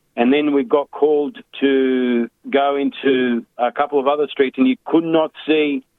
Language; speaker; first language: English; early bilingual, other home language; Macedonian